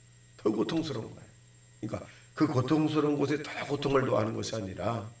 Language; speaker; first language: Korean; native; Korean